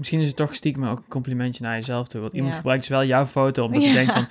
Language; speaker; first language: Dutch; native; Dutch